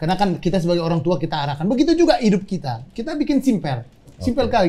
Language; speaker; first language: Indonesian; native; Indonesian